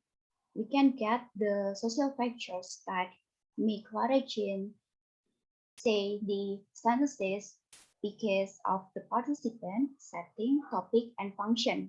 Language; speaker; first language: English; non-native, learner; Indonesian